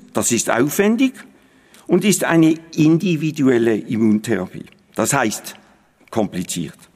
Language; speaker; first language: German; native; German